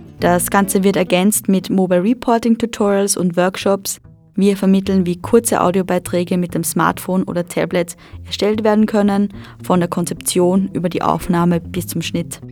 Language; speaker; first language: German; native; German